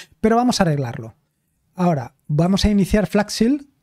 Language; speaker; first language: Spanish; native; Spanish